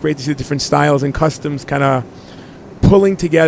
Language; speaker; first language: English; native; English